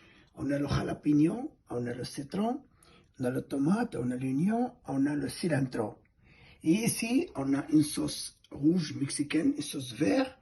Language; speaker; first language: French; non-native, fluent; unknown